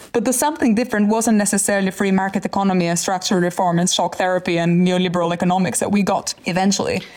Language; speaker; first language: English; non-native, fluent; Albanian